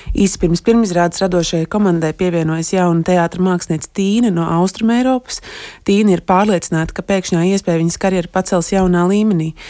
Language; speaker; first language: Latvian; native; Latvian